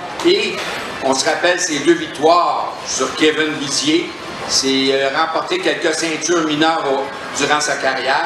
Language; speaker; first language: French; native; French